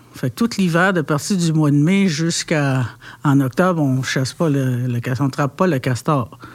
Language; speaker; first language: French; non-native, local second language; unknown